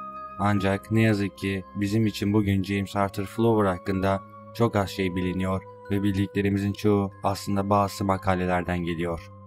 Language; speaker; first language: Turkish; native; Turkish